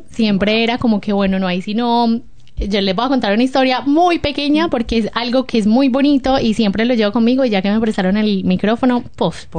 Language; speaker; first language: Spanish; native; Spanish